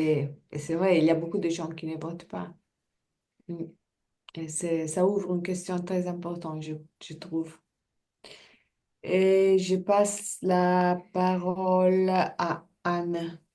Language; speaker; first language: French; non-native, learner; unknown